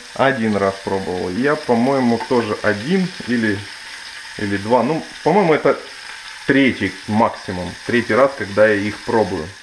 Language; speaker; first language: Russian; native; Russian